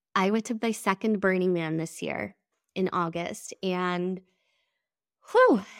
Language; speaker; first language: English; early bilingual, other home language; Spanish